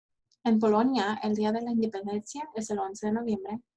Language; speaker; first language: Spanish; early bilingual, heritage; Spanish